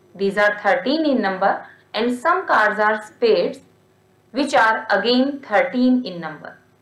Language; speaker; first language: English; non-native, local second language; Hindi